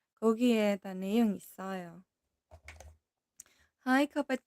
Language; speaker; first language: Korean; non-native, fluent; Filipino